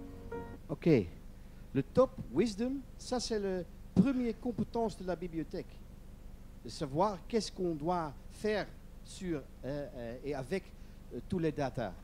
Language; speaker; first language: French; non-native, learner; Dutch